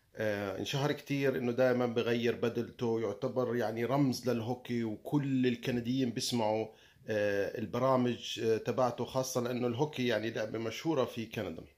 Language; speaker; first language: Arabic; native; Arabic